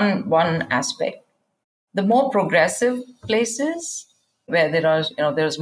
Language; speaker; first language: English; non-native, local second language; Kannada